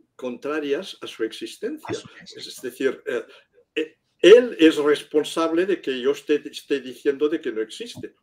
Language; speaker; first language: Spanish; non-native, local second language; Catalan